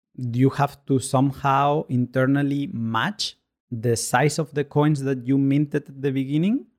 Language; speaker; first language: English; non-native, fluent; Spanish